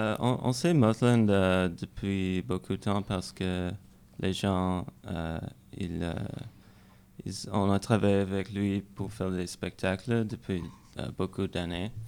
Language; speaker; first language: French; non-native, learner; English